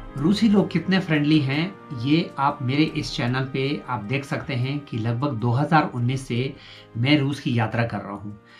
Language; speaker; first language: Hindi; native; Hindi